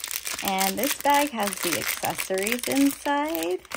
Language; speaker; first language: English; native; English